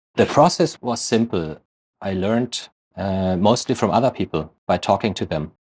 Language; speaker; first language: English; non-native, fluent; German